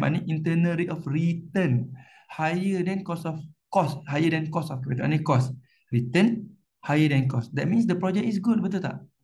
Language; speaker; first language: English; non-native, local second language; Malay